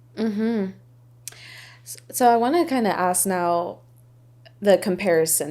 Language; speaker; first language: English; native; English